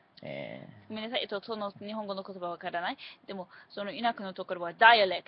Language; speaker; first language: Japanese; non-native, learner; English